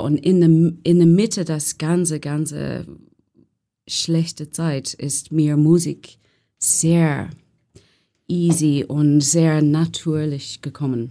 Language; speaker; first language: German; non-native, learner; English